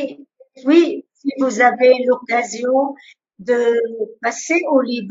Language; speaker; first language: French; non-native, local second language; Arabic